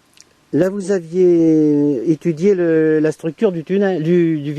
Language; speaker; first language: French; native; French